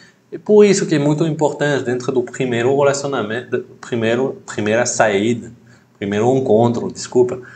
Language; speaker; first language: Portuguese; non-native, fluent; French